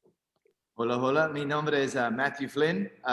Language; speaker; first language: Spanish; non-native, learner; English